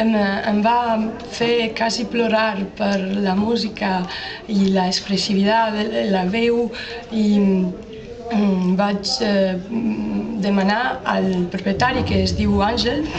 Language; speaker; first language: Catalan; non-native, learner; Italian